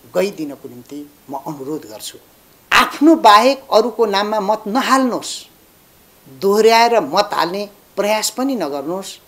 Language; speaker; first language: Nepali; native; Nepali